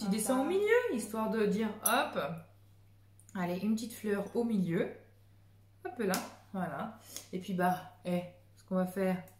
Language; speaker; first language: French; native; French